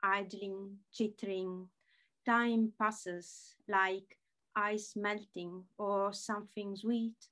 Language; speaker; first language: English; non-native, fluent; Italian